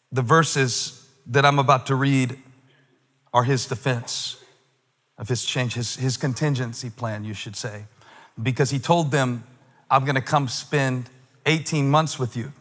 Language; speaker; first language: English; native; English